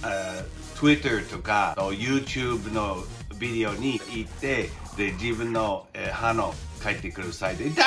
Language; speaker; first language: Japanese; non-native, fluent; English